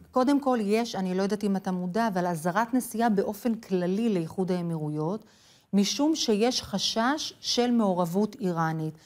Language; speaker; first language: Hebrew; non-native, fluent; English